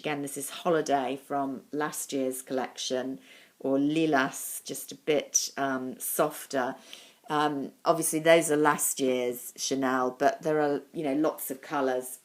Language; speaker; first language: English; native; English